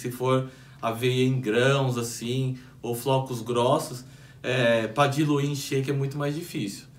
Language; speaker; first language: Portuguese; native; Portuguese